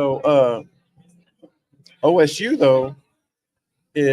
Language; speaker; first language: English; native; English